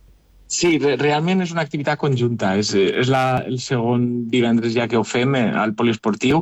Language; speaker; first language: Catalan; native; Catalan